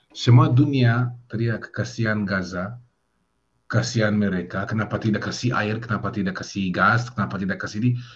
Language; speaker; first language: Indonesian; non-native, fluent; Hebrew